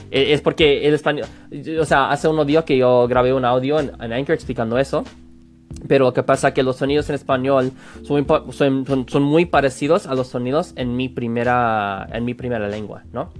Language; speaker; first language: Spanish; non-native, fluent; English